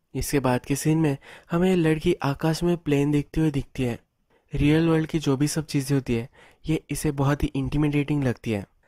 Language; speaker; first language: Hindi; native; Hindi